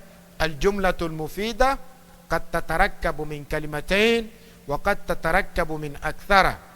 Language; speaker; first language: Arabic; non-native, fluent; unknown